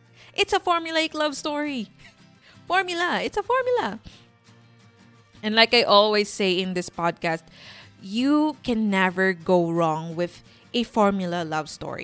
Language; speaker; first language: English; non-native, local second language; Bikol